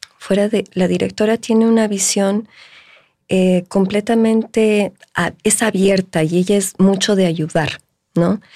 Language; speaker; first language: Spanish; native; Spanish